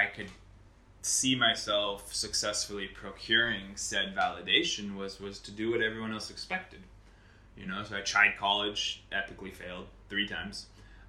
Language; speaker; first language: English; native; English